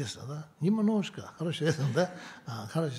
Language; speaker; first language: Russian; non-native, learner; Tibetan